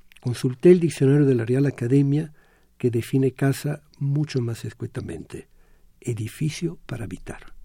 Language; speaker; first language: Spanish; non-native, fluent; Italian